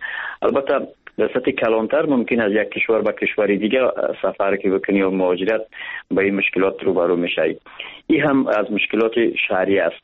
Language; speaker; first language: Persian; native; Persian